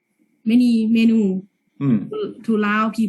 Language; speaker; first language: English; non-native, learner; Lao